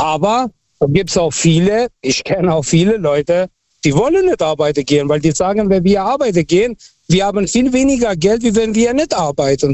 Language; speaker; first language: German; non-native, local second language; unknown